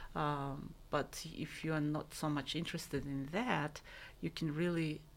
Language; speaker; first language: English; non-native, fluent; Mongolian